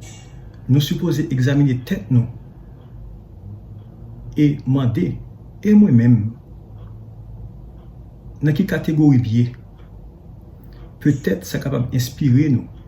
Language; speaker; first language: French; non-native, learner; Haitian Creole